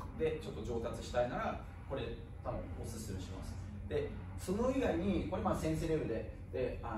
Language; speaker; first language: Japanese; non-native, fluent; German